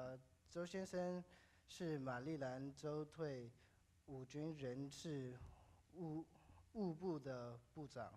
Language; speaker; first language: Chinese; early bilingual, heritage; English